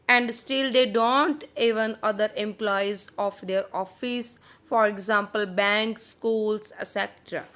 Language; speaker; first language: English; non-native, local second language; Punjabi